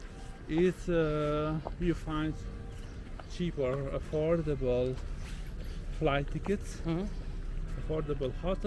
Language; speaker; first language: English; non-native, local second language; Albanian